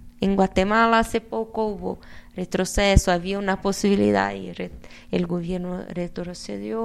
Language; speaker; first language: Spanish; non-native, fluent; Portuguese